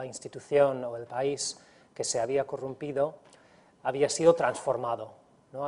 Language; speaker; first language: Spanish; non-native, fluent; English